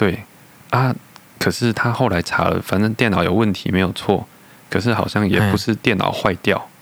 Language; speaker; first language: Chinese; native; Chinese